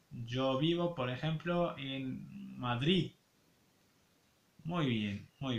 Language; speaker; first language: Spanish; non-native, fluent; Arabic